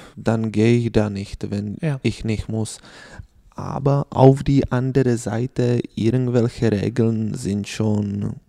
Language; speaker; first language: German; non-native, learner; Czech